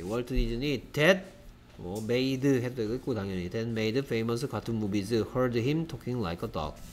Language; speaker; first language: English; non-native, fluent; Korean